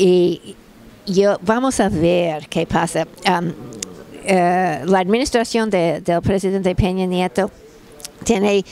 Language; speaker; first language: Spanish; non-native, fluent; English